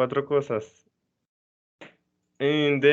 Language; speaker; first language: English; non-native, fluent; Spanish